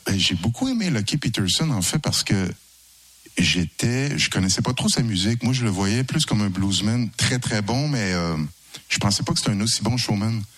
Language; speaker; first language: French; native; French